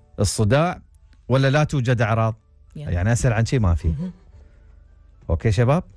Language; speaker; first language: Arabic; native; Arabic